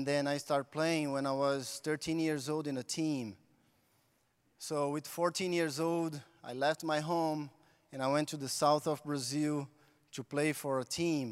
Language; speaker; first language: English; non-native, fluent; Portuguese